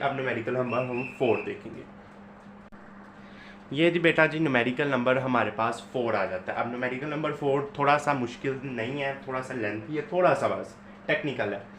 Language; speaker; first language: Hindi; non-native, local second language; Punjabi